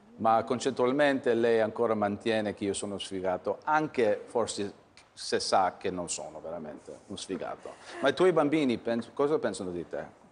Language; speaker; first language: Italian; early bilingual, heritage; English